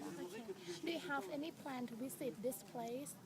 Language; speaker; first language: English; non-native, learner; Thai